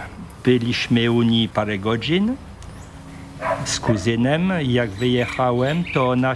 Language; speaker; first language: Polish; early bilingual, heritage; Polish